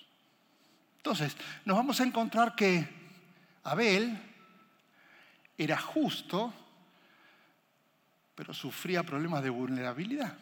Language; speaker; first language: Spanish; native; Spanish